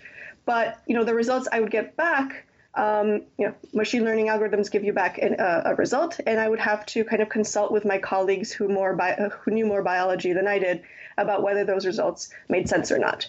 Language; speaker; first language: English; native; English